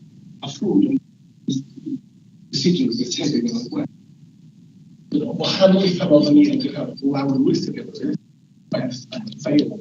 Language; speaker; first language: Welsh; native; Welsh